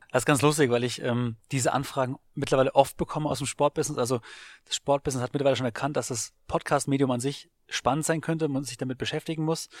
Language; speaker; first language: German; native; German